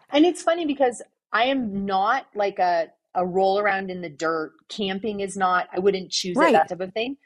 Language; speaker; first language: English; native; English